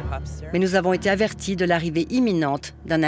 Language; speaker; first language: French; native; French